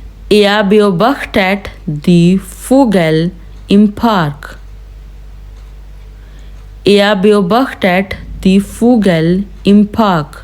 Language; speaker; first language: German; non-native, fluent; Urdu